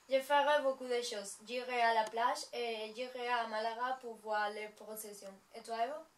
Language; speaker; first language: French; non-native, learner; Spanish